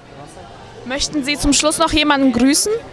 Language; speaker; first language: German; native; German